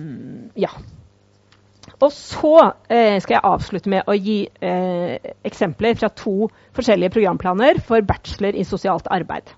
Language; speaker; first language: Norwegian; native; Norwegian